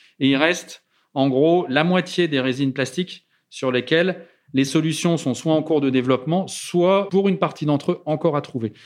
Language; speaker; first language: French; native; French